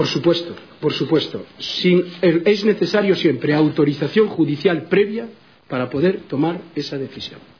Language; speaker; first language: Spanish; native; Spanish